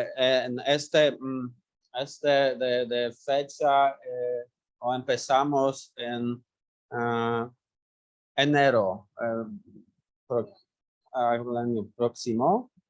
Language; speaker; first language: Spanish; non-native, learner; Polish